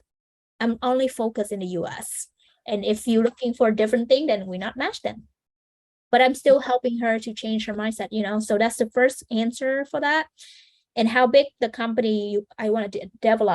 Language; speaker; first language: English; non-native, fluent; Vietnamese